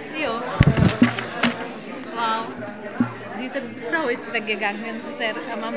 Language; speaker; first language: German; native; German